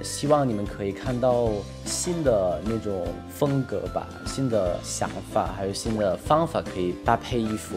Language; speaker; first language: Chinese; non-native, fluent; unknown